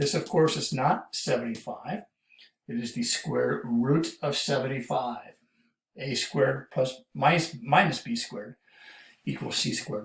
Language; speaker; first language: English; native; English